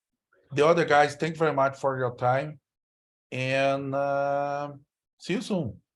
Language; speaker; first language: English; non-native, learner; Portuguese